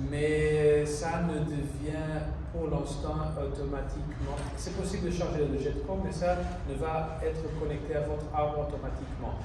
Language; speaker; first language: French; non-native, fluent; Italian